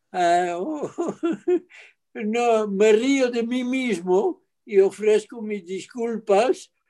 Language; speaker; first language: Spanish; non-native, fluent; Dutch